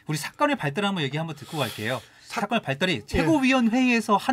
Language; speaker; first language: Korean; native; Korean